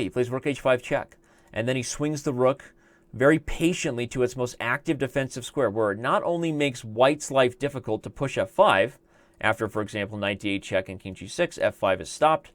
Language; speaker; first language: English; native; English